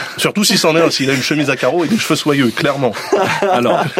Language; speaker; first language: French; native; French